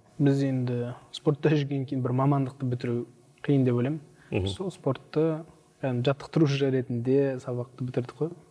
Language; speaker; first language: Kazakh; non-native, local second language; Uzbek